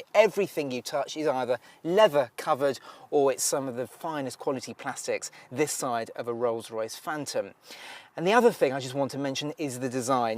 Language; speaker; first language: English; native; English